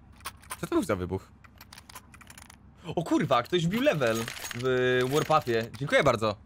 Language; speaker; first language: Polish; native; Polish